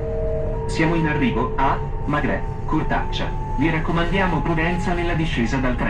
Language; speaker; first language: Italian; native; Italian